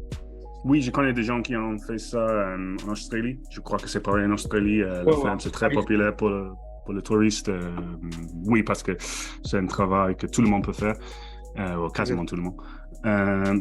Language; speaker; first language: French; non-native, fluent; English